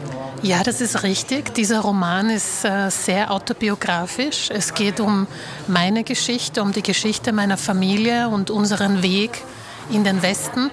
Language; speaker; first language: German; early bilingual, other home language; Slovak